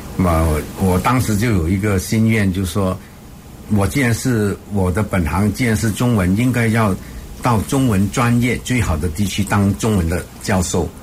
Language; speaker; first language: Chinese; native; Chinese